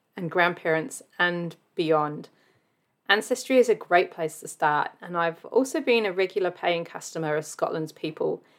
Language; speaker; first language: English; native; English